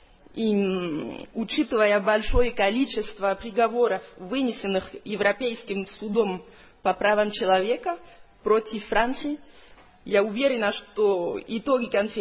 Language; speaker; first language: Russian; non-native, fluent; French